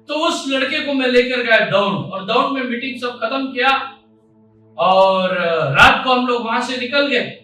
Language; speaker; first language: Hindi; non-native, local second language; Marathi